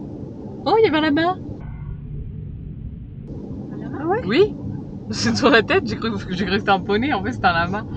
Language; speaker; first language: French; native; French